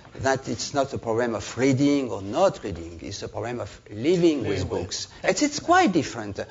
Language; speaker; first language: English; non-native, learner; French